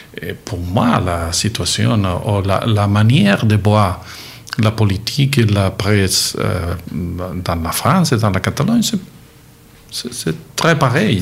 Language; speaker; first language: French; non-native, learner; Catalan